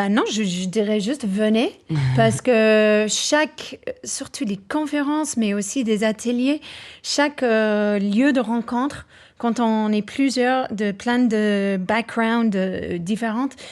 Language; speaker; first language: French; non-native, fluent; English